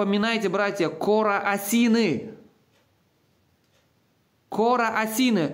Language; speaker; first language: Russian; non-native, local second language; Uzbek